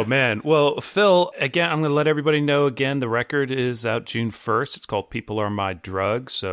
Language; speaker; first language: English; native; English